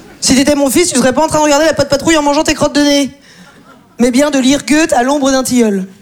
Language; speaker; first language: French; native; French